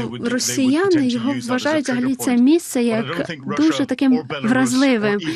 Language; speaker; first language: Ukrainian; non-native, fluent; English